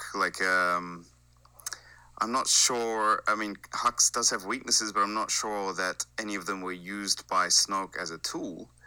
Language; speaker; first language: English; native; English